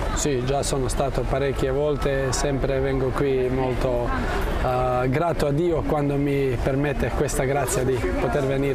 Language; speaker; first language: Italian; non-native, fluent; Croatian